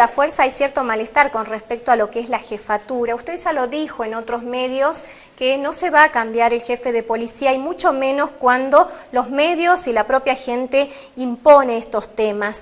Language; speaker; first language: Spanish; native; Spanish